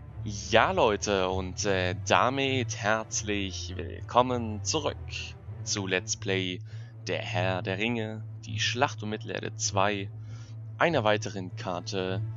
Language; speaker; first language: German; native; German